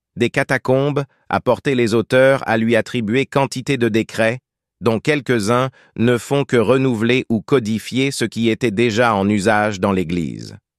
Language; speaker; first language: French; native; French